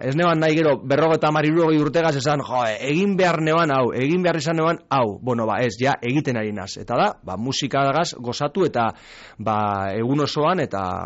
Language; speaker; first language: Basque; native; Basque